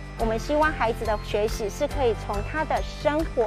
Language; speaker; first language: Chinese; native; Chinese